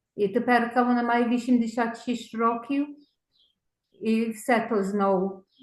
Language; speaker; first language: Ukrainian; early bilingual, heritage; Ukrainian